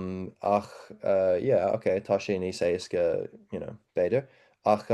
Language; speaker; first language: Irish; non-native, learner; English